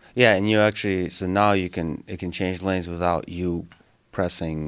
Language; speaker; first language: English; early bilingual, other home language; Russian